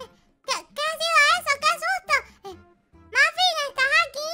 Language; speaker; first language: Spanish; native; Spanish